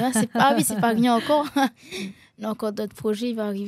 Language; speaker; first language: French; non-native, local second language; Réunion Creole French